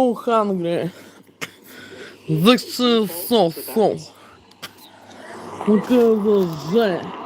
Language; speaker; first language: English; non-native, learner; Russian